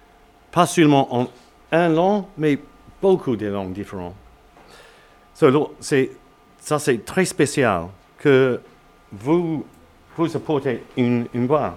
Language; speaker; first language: French; non-native, learner; English